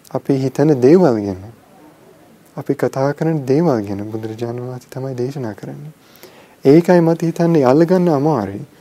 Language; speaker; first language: Sinhala; non-native, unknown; English